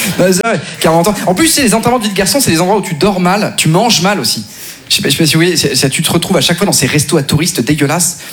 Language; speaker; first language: French; native; French